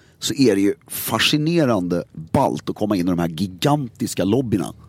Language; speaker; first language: Swedish; native; Swedish